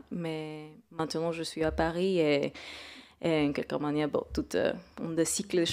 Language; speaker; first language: French; non-native, fluent; Spanish